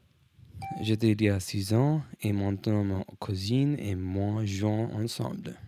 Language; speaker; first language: French; non-native, learner; English